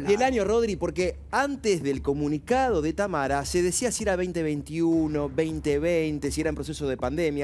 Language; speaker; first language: Spanish; native; Spanish